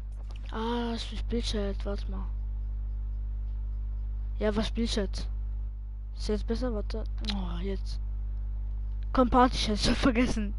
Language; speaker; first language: German; native; German